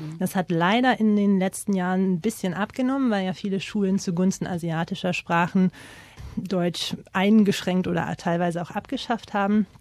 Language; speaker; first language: German; native; German